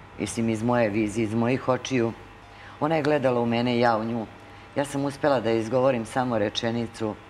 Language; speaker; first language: Serbian; native; Serbian